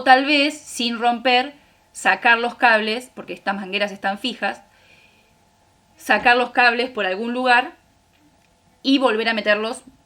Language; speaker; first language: Spanish; native; Spanish